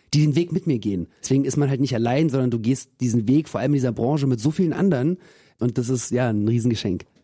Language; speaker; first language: German; early bilingual, other home language; Russian